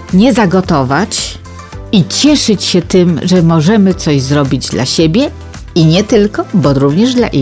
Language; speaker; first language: Polish; native; Polish